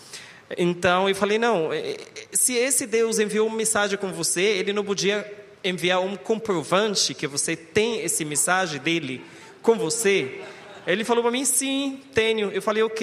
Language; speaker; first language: Portuguese; non-native, learner; Arabic